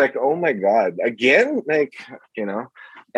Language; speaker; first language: English; non-native, local second language; Filipino